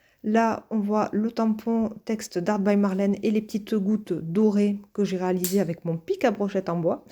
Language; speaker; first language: French; native; French